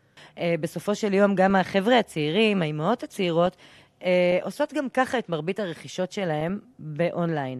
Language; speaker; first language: Hebrew; native; Hebrew